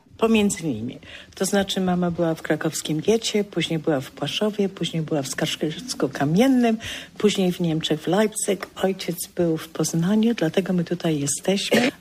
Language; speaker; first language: Polish; early bilingual, heritage; Polish